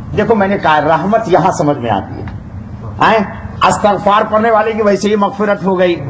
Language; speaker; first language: Urdu; native; Urdu